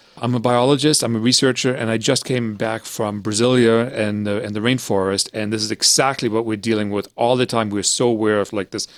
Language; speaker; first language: English; early bilingual, other home language; German